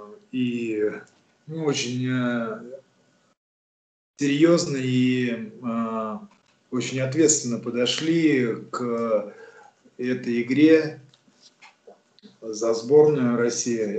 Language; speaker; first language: Russian; native; Russian